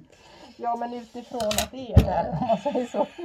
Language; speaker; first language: Swedish; native; Swedish